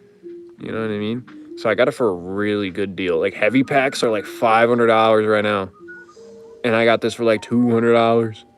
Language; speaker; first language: English; native; English